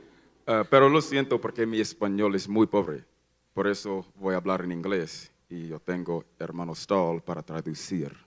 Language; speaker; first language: Spanish; non-native, learner; English